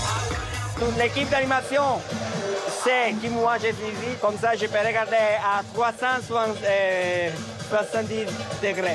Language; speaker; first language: French; non-native, learner; Italian